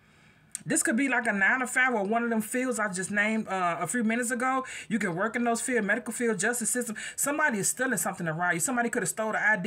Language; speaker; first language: English; native; English